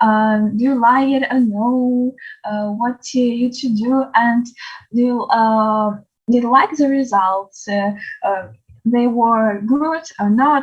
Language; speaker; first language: English; non-native, learner; Ukrainian